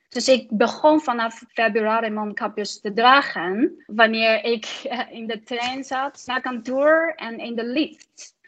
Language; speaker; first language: Dutch; non-native, learner; Chinese